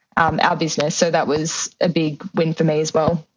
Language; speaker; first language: English; native; English